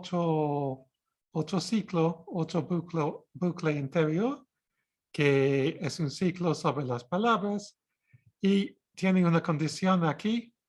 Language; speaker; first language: Spanish; non-native, fluent; English